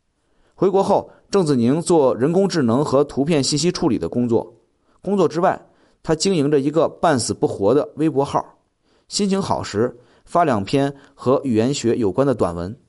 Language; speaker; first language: Chinese; native; Chinese